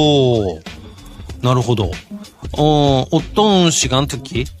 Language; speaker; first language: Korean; non-native, learner; Japanese